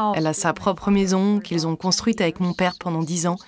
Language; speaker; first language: French; non-native, fluent; Ukrainian